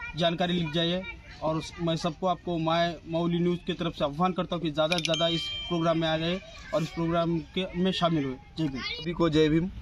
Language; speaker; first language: Hindi; non-native, local second language; Marathi